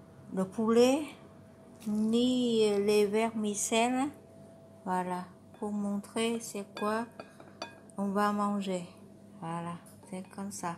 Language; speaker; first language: French; non-native, learner; Vietnamese